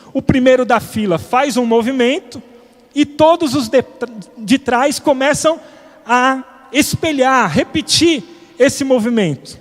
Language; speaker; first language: Portuguese; native; Portuguese